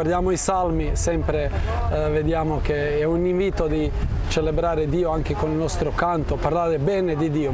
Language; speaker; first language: Italian; non-native, fluent; Croatian